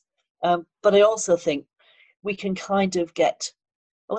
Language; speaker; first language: English; native; English